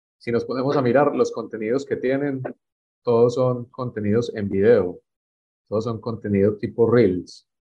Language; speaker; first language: Spanish; native; Spanish